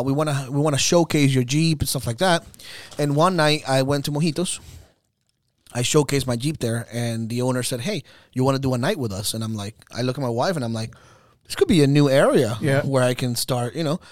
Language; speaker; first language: English; early bilingual, other home language; Spanish